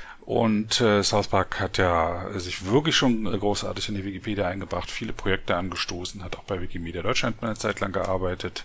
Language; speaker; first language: German; native; German